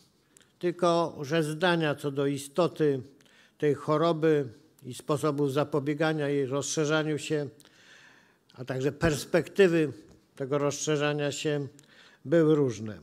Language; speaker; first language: Polish; native; Polish